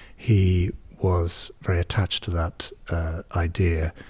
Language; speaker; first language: English; native; English